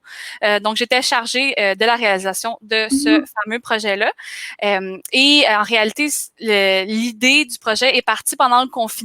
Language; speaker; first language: French; native; French